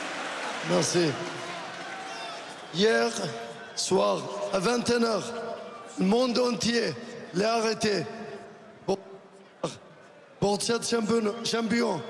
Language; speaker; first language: French; non-native, learner; Arabic